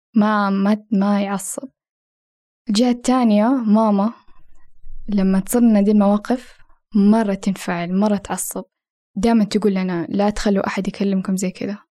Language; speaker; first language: Arabic; native; Arabic